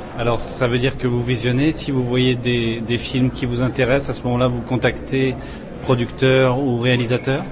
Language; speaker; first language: French; native; French